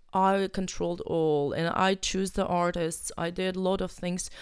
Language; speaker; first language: English; non-native, learner; Ukrainian